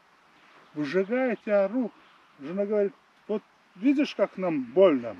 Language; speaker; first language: Russian; non-native, fluent; Latvian